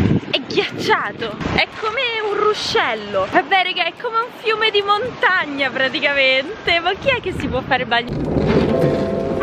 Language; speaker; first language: Italian; native; Italian